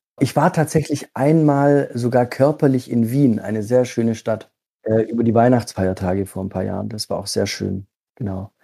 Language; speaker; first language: German; early bilingual, other home language; Italian